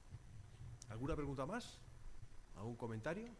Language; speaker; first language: Spanish; native; Spanish